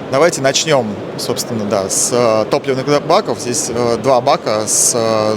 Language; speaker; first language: Russian; native; Russian